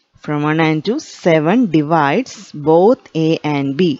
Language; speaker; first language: English; non-native, local second language; Malayalam